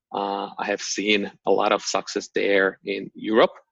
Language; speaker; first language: English; non-native, fluent; Slovak